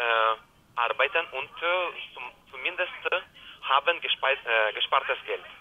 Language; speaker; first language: German; non-native, learner; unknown